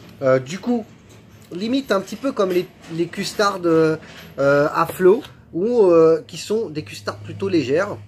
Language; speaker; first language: French; native; French